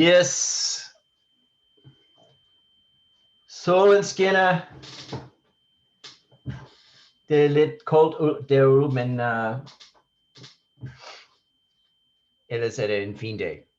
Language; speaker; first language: Danish; non-native, fluent; English